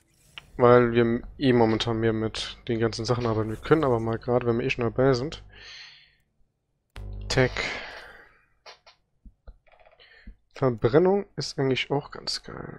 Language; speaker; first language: German; native; German